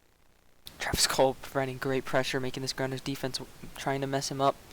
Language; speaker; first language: English; native; English